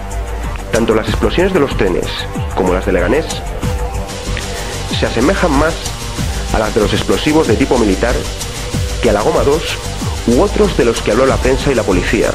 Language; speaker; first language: Spanish; native; Spanish